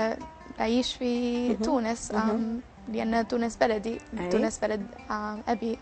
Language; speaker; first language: Arabic; early bilingual, heritage; English